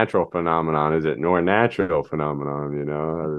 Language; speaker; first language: English; native; English